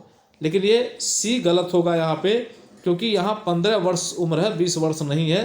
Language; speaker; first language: Hindi; native; Hindi